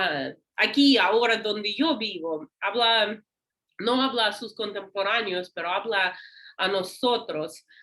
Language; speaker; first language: Spanish; non-native, learner; English